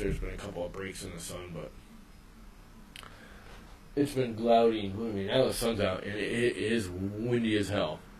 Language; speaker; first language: English; native; English